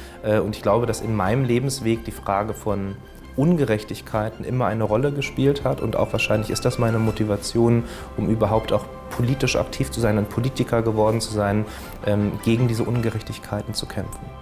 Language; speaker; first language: German; early bilingual, other home language; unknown